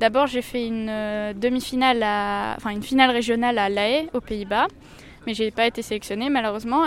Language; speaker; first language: French; early bilingual, heritage; French